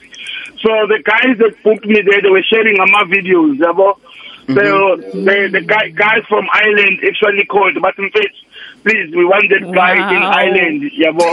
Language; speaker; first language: English; non-native, local second language; Zulu